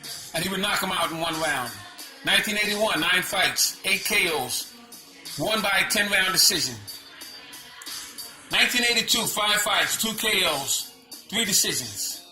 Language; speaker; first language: English; native; English